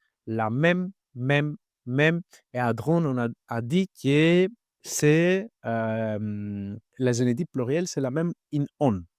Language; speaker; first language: French; non-native, learner; Greek